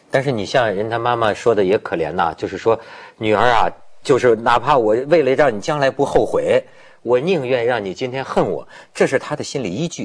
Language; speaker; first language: Chinese; native; Chinese